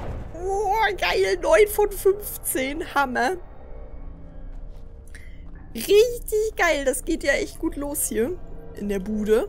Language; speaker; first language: German; native; German